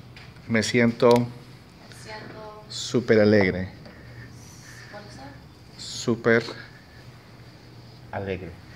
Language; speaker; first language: Spanish; non-native, learner; English